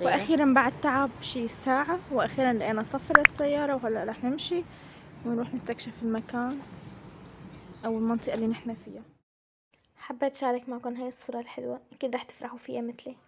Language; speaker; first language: Arabic; native; Arabic